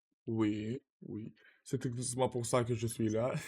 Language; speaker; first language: French; non-native, learner; Russian